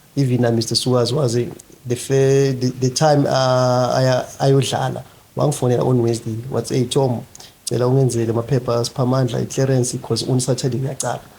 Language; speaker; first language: Zulu; non-native, local second language; Swati